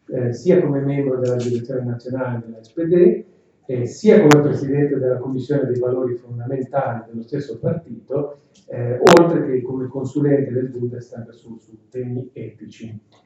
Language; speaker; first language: Italian; native; Italian